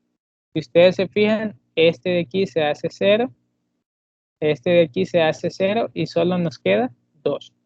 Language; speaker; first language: Spanish; native; Spanish